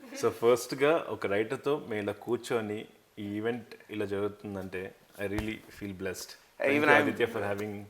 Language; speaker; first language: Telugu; native; Telugu